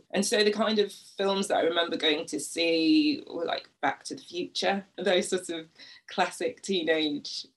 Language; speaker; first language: English; native; English